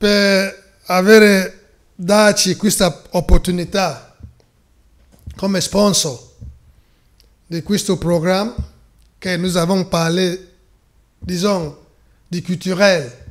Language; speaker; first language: Italian; non-native, fluent; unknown